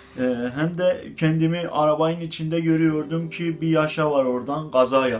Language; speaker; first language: Turkish; non-native, fluent; Azerbaijani